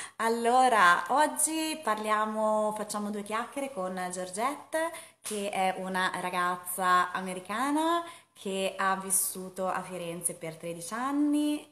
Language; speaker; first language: Italian; native; Italian